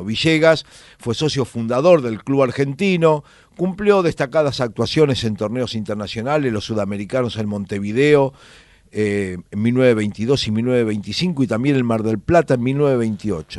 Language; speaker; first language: Spanish; native; Spanish